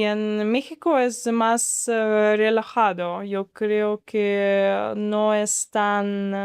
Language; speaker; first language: Spanish; non-native, learner; Russian